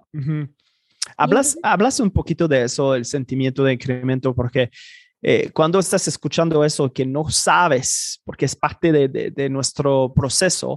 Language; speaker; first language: Spanish; non-native, fluent; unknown